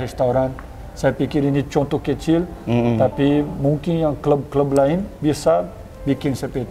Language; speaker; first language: Indonesian; non-native, fluent; Portuguese